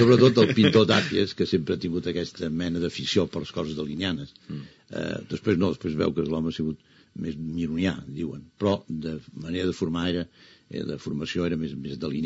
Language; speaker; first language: Catalan; native; Catalan